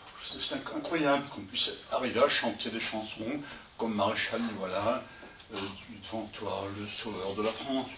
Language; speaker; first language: French; native; French